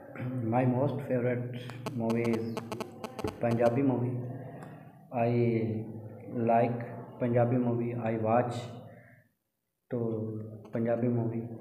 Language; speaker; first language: English; non-native, learner; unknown